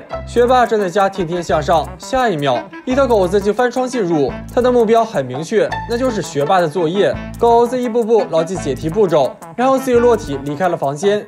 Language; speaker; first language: Chinese; native; Chinese